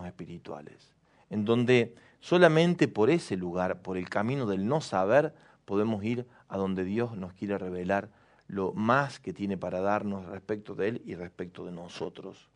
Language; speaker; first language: Spanish; native; Spanish